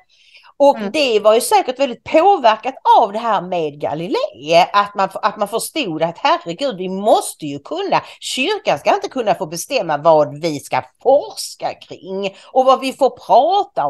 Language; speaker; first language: Swedish; native; Swedish